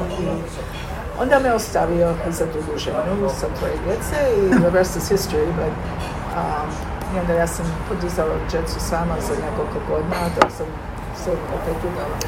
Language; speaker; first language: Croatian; early bilingual, heritage; Serbian